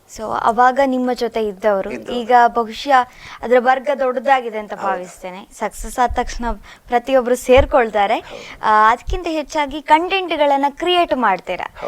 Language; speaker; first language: Kannada; native; Kannada